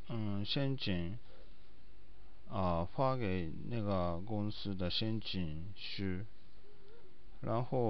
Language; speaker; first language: Chinese; non-native, learner; Japanese